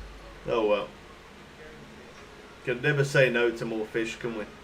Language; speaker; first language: English; native; English